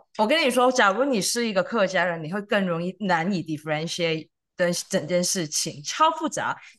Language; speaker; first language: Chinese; non-native, local second language; Cantonese